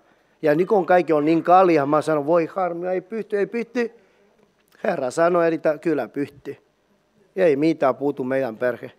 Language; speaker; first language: Finnish; non-native, learner; Spanish